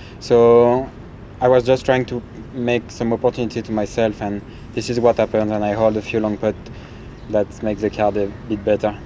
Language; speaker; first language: English; non-native, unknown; French